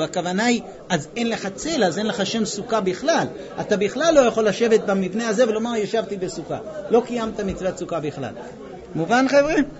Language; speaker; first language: Hebrew; non-native, fluent; English